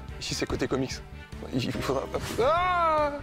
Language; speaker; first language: French; native; French